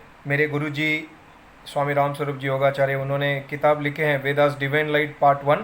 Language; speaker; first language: Hindi; non-native, local second language; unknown